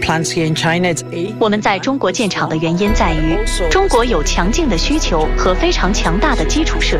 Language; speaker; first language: Chinese; native; Chinese